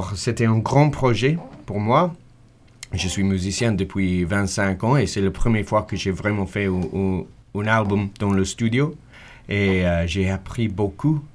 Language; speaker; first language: French; non-native, fluent; English